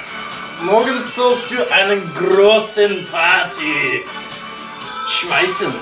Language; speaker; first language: German; non-native, learner; English